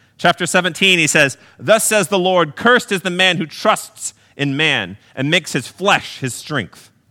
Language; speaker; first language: English; native; English